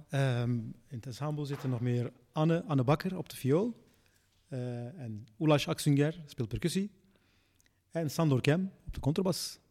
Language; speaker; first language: Dutch; early bilingual, other home language; Arabic